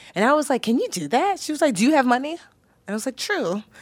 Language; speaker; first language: English; native; English